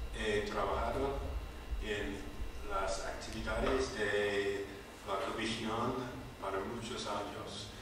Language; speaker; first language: Spanish; non-native, learner; English